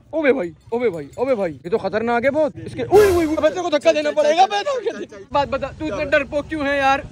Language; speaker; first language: Urdu; native; Urdu